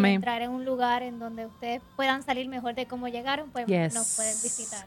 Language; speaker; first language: Spanish; native; Spanish